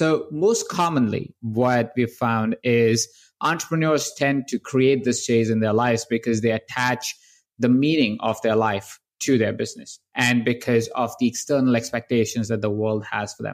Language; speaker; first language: English; non-native, local second language; Hindi